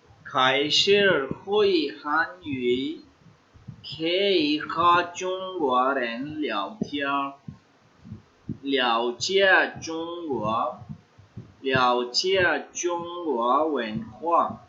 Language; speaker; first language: Chinese; non-native, fluent; Urdu